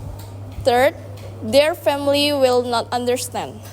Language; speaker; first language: English; non-native, learner; Indonesian